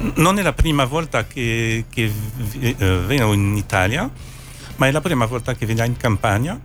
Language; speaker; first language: Italian; non-native, learner; French